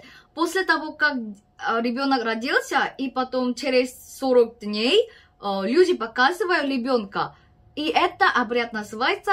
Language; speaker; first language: Russian; non-native, fluent; Korean